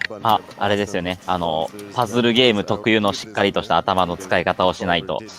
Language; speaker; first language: Japanese; native; Japanese